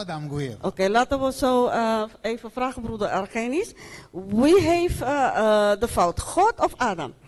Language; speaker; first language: Dutch; non-native, local second language; Papiamento